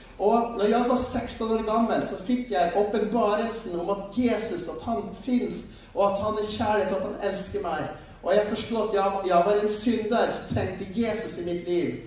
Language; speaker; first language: Norwegian; native; Norwegian